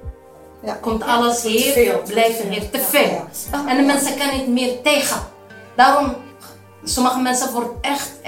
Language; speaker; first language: Dutch; non-native, learner; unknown